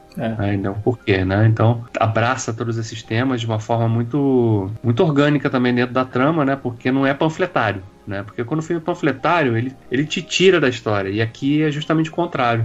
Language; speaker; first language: Portuguese; native; Portuguese